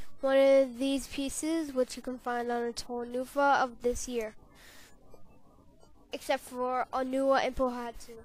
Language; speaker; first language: English; native; English